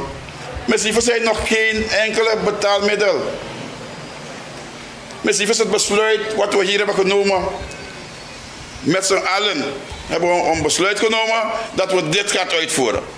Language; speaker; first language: Dutch; non-native, local second language; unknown